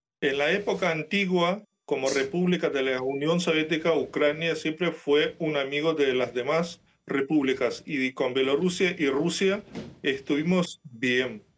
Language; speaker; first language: Spanish; non-native, fluent; Ukrainian